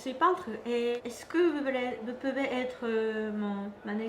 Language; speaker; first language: French; non-native, fluent; Japanese